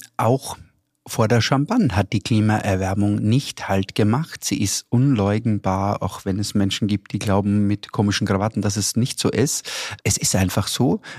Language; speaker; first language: German; native; German